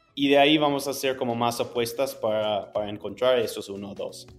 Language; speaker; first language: Spanish; non-native, fluent; English